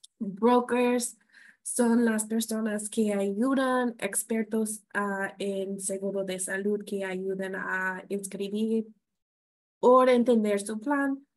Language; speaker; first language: Spanish; non-native, fluent; English